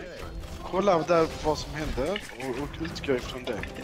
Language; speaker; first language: Swedish; early bilingual, other home language; Turkish